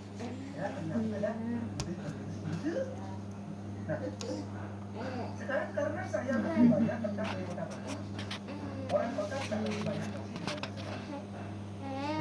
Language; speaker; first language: Indonesian; non-native, local second language; Balinese